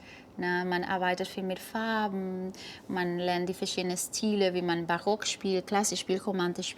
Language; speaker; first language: German; non-native, fluent; Spanish